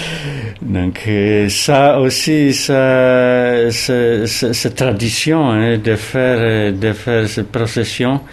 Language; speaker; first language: French; non-native, fluent; Polish